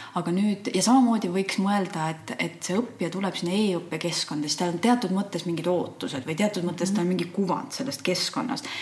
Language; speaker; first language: Estonian; native; Estonian